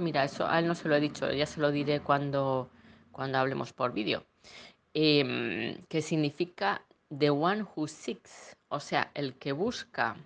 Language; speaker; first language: Spanish; native; Spanish